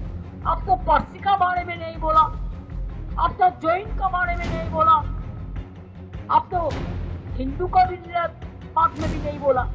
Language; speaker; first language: Hindi; non-native, local second language; Bangla